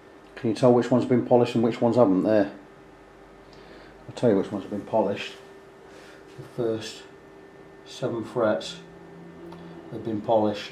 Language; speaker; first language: English; native; English